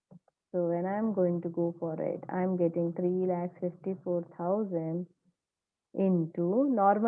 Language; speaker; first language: English; non-native, local second language; Telugu